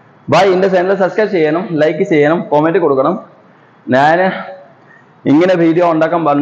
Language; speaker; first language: Malayalam; non-native, learner; Assamese